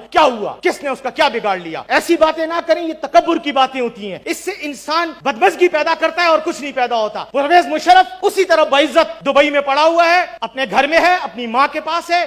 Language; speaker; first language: Urdu; non-native, local second language; Pashto